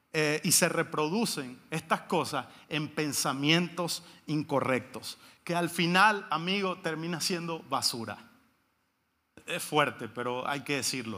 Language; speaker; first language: Spanish; native; Spanish